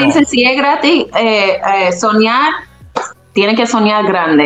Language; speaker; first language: Spanish; early bilingual, other home language; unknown